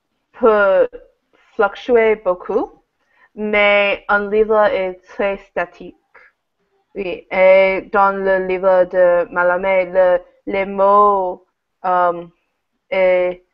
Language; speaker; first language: French; non-native, learner; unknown